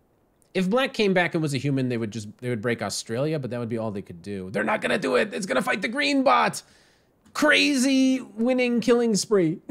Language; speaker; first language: English; native; English